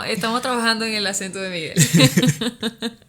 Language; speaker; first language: Spanish; native; Spanish